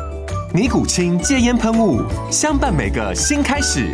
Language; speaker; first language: Chinese; native; Chinese